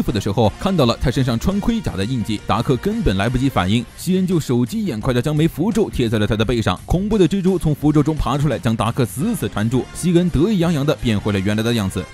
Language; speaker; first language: Chinese; native; Chinese